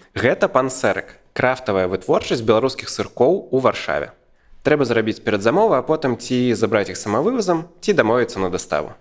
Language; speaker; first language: Belarusian; native; Belarusian